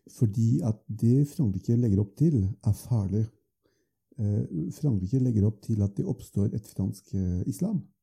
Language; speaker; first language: Norwegian; non-native, fluent; French